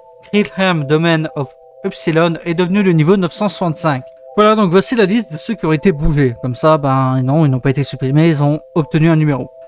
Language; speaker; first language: French; native; French